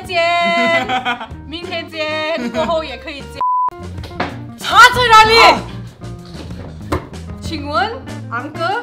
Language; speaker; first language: Chinese; non-native, local second language; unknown